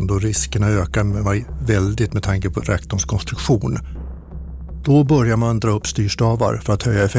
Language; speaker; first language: Swedish; native; Swedish